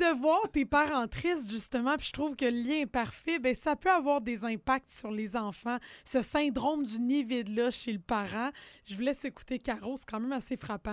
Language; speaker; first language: French; native; French